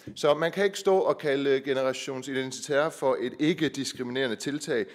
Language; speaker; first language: Danish; early bilingual, other home language; Persian